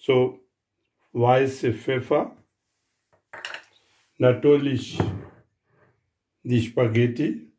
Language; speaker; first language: German; non-native, learner; Urdu